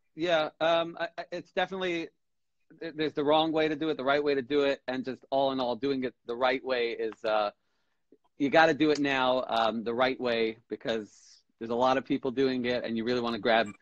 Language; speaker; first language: English; native; English